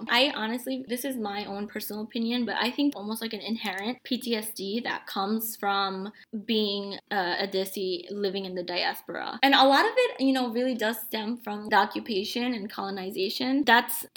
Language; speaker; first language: English; early bilingual, other home language; Bangla